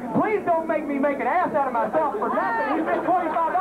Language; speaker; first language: English; native; English